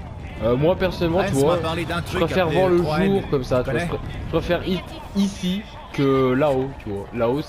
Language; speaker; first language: French; native; French